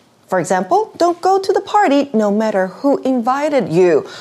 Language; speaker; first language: English; non-native, fluent; Chinese